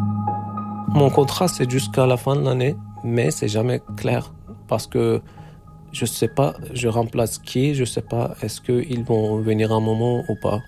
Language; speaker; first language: French; non-native, fluent; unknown